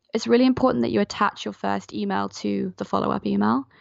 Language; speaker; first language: English; non-native, fluent; French